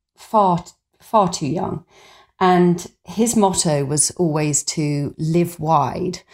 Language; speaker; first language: English; native; English